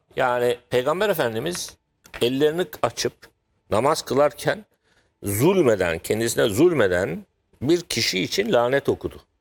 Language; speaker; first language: Turkish; native; Turkish